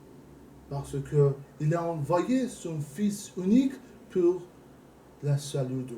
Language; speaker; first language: French; non-native, learner; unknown